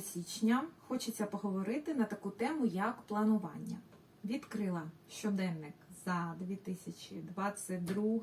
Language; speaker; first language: Ukrainian; non-native, local second language; Russian